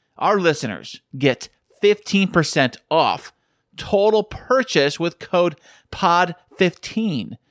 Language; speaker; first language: English; native; English